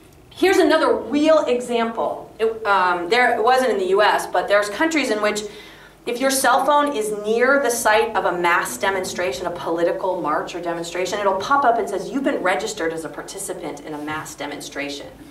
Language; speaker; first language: English; native; English